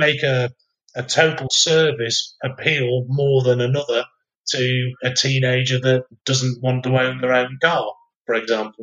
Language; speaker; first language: English; native; English